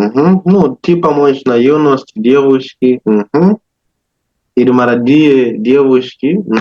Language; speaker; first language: Russian; non-native, learner; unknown